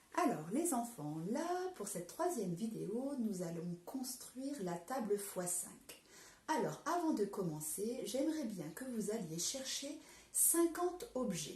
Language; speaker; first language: French; native; French